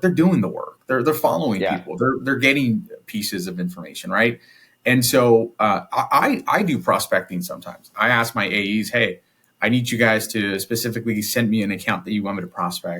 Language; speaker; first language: English; native; English